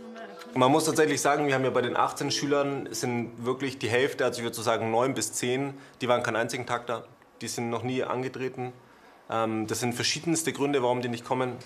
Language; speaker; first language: German; native; German